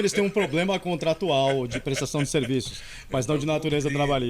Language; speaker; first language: Portuguese; native; Portuguese